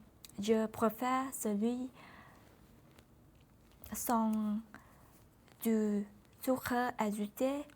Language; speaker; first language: French; non-native, learner; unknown